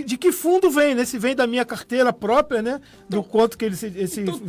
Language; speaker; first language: Portuguese; native; Portuguese